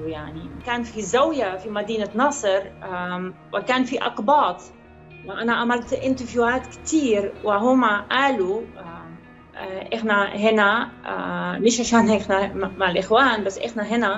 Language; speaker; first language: Arabic; non-native, fluent; Dutch